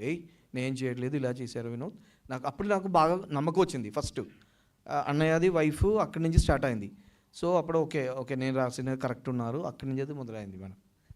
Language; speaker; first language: Telugu; non-native, learner; Malayalam